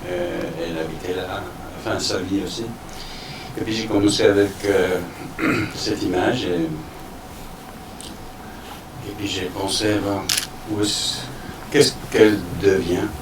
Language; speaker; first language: French; non-native, fluent; Danish